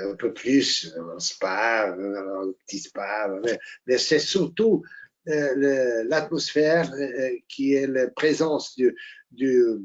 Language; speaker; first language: French; non-native, fluent; Portuguese